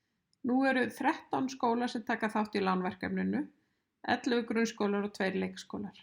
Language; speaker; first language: Icelandic; native; Icelandic